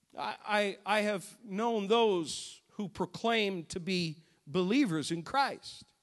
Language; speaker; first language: English; native; English